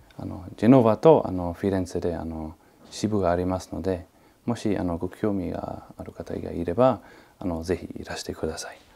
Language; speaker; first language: Japanese; non-native, fluent; Italian